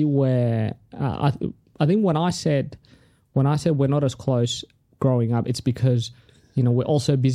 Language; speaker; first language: English; non-native, local second language; Tigrinya